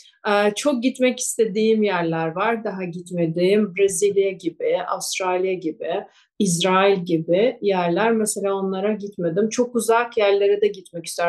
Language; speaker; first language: Turkish; non-native, fluent; Russian